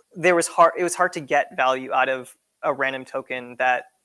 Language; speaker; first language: English; native; English